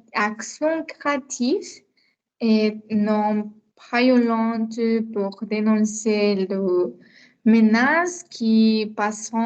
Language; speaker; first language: French; non-native, learner; Spanish